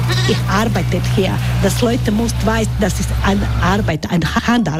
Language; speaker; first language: German; non-native, learner; Croatian